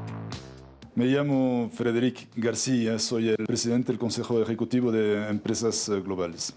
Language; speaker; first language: Spanish; non-native, fluent; French